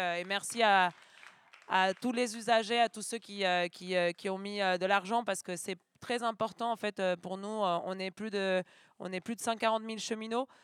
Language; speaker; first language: French; non-native, fluent; Spanish